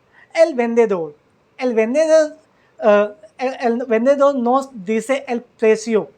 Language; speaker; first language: Spanish; non-native, learner; Hindi